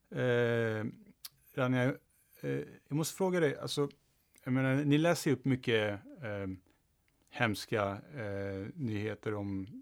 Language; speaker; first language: Swedish; early bilingual, other home language; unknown